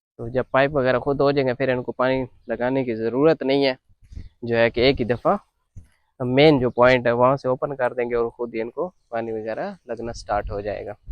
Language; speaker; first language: Urdu; non-native, local second language; Punjabi